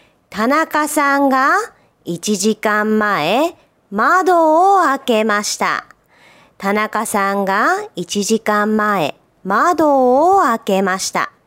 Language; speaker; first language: Japanese; native; Japanese